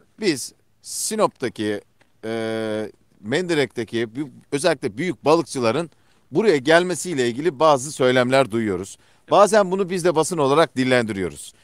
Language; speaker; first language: Turkish; native; Turkish